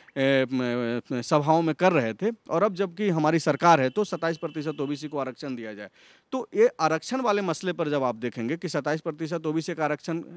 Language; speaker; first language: Hindi; native; Hindi